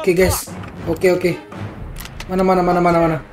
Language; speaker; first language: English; non-native, learner; Indonesian